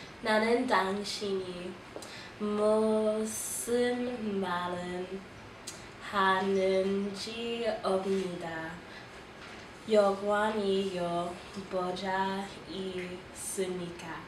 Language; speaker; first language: Korean; non-native, learner; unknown